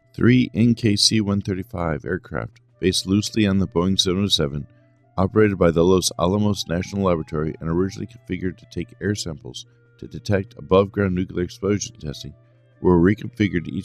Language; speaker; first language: English; native; English